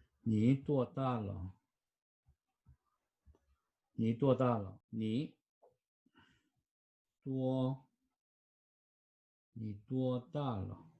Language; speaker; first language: Chinese; non-native, fluent; Korean